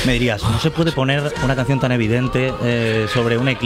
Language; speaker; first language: Spanish; native; Spanish